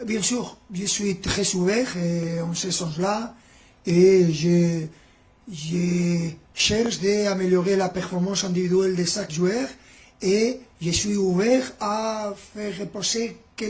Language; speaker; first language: French; non-native, fluent; Spanish